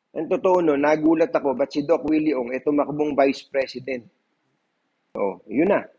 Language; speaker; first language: Filipino; native; Filipino